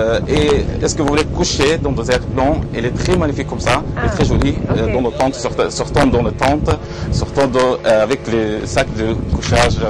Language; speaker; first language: French; non-native, learner; Arabic